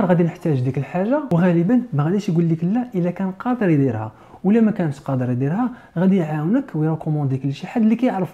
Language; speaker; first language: Arabic; native; Arabic